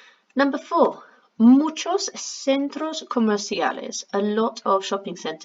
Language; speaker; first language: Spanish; non-native, fluent; English